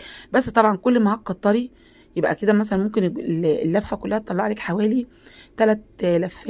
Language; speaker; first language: Arabic; native; Arabic